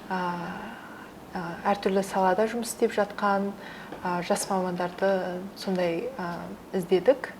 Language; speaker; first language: Kazakh; early bilingual, heritage; Kazakh